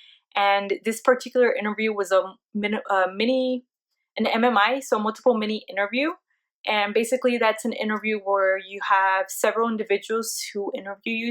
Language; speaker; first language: English; early bilingual, other home language; Spanish